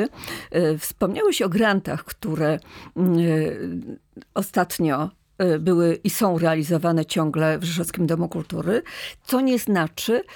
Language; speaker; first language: Polish; native; Polish